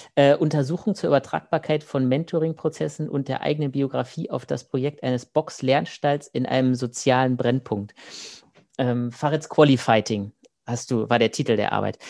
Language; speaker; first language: German; native; German